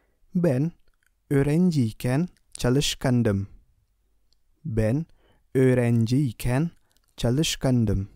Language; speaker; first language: Turkish; non-native, fluent; Indonesian